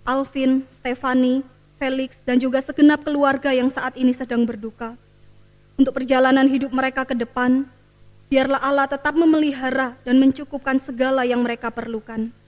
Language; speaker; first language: Indonesian; native; Indonesian